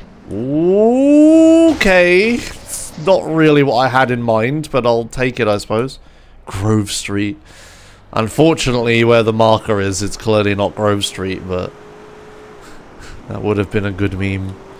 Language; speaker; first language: English; native; English